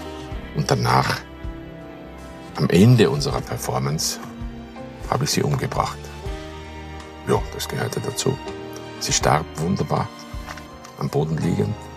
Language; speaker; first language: German; native; German